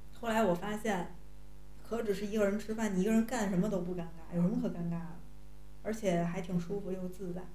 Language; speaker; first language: Chinese; native; Chinese